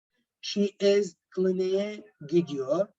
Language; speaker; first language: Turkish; non-native, learner; Arabic